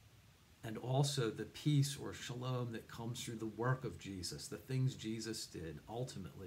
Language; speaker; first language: English; native; English